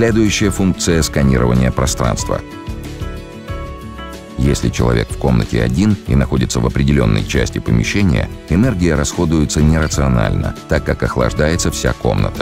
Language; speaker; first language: Russian; native; Russian